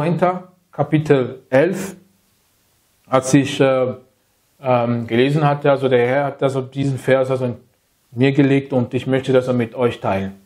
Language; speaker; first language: German; non-native, learner; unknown